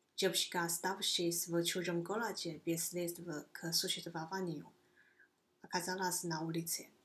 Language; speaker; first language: Russian; non-native, fluent; Chinese